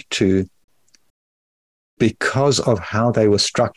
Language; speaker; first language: English; native; English